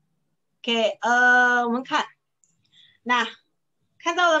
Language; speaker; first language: Chinese; non-native, fluent; Indonesian